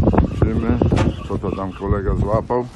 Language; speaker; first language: Polish; native; Polish